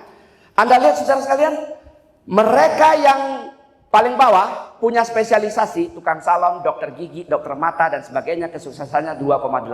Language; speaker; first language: Indonesian; native; Indonesian